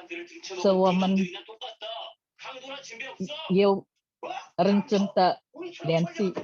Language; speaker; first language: Chinese; non-native, learner; Indonesian